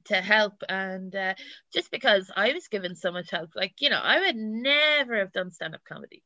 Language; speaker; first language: English; native; English